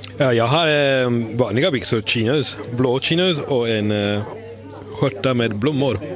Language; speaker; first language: Swedish; non-native, fluent; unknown